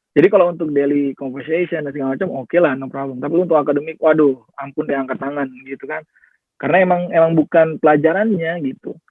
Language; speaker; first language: Indonesian; native; Indonesian